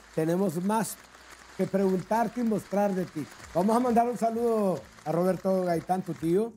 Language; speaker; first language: Spanish; native; Spanish